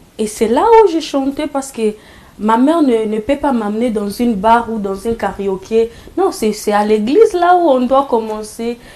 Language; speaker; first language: French; non-native, local second language; Lingala